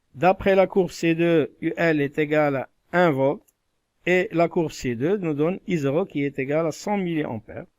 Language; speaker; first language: French; non-native, local second language; Arabic